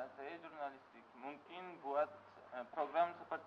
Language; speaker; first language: Indonesian; non-native, learner; Uzbek